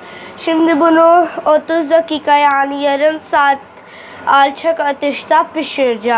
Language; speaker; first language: Turkish; non-native, learner; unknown